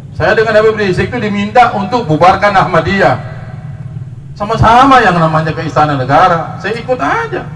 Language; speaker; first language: Indonesian; native; Indonesian